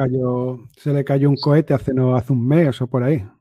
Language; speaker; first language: Spanish; native; Spanish